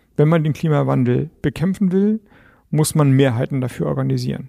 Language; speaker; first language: German; native; German